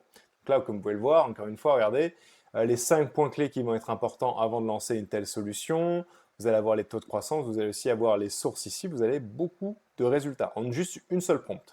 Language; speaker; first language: French; native; French